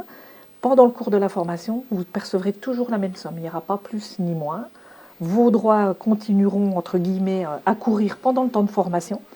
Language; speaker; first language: French; native; French